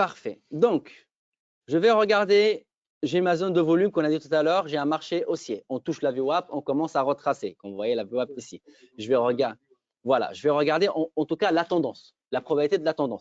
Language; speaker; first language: French; native; French